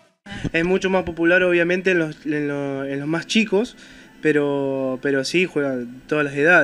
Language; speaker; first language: Spanish; native; Spanish